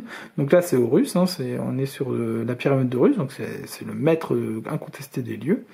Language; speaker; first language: French; native; French